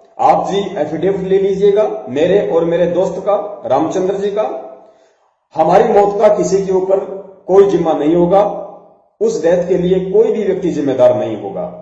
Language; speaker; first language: Hindi; native; Hindi